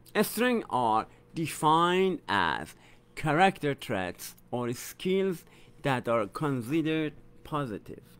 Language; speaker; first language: English; non-native, fluent; Persian